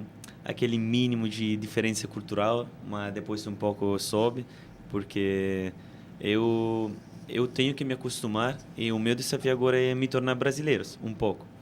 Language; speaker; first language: Portuguese; non-native, fluent; Italian